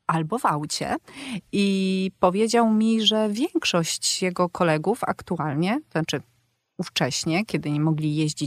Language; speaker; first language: Polish; native; Polish